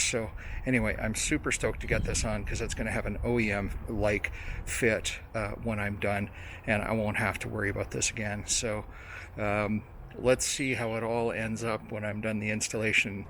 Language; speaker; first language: English; native; English